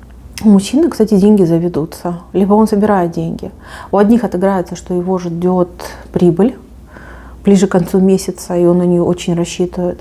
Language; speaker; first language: Russian; native; Russian